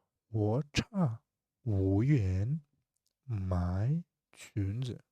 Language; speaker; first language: Chinese; non-native, fluent; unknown